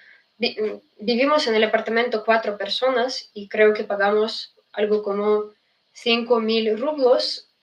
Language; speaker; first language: Spanish; non-native, fluent; Russian